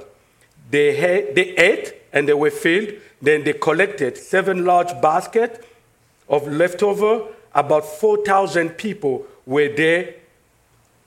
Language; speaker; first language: English; non-native, fluent; French